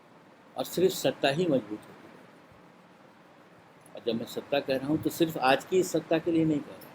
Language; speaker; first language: Hindi; native; Hindi